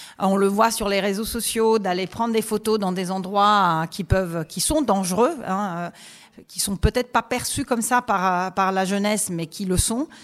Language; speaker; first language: French; non-native, fluent; Italian